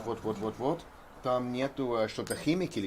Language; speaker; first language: Russian; non-native, learner; English